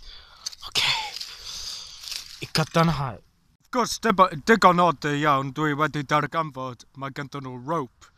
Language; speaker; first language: Welsh; non-native, learner; English